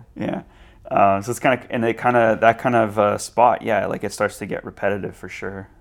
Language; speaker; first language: English; native; English